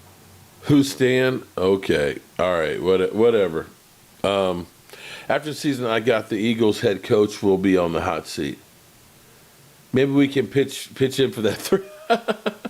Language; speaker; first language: English; native; English